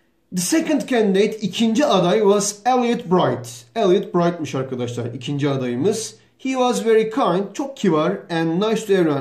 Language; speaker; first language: English; non-native, fluent; Turkish